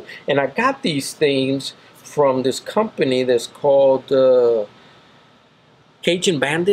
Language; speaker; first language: English; native; English